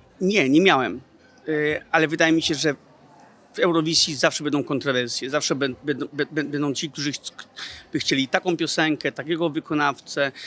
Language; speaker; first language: Polish; early bilingual, heritage; Polish